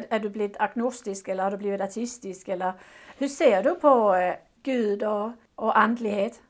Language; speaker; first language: Swedish; non-native, fluent; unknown